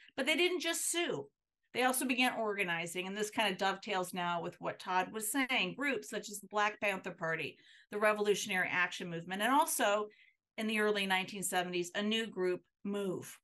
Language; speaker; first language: English; native; English